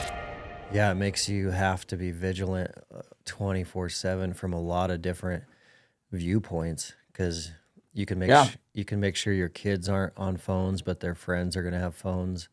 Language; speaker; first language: English; native; English